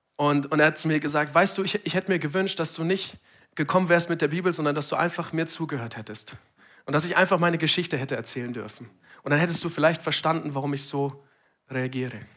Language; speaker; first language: German; non-native, fluent; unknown